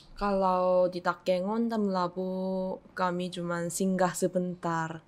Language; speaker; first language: Indonesian; non-native, fluent; Korean